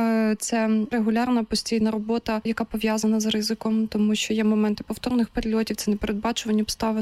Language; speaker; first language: Ukrainian; native; Ukrainian